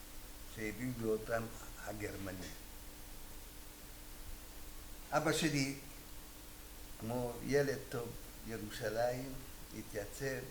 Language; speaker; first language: Hebrew; non-native, fluent; Hungarian